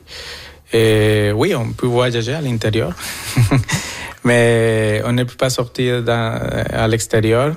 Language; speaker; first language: French; non-native, fluent; Spanish